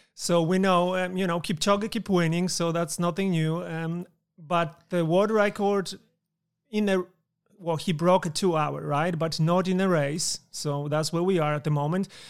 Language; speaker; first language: English; non-native, fluent; Polish